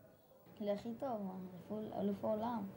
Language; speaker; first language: Hebrew; early bilingual, other home language; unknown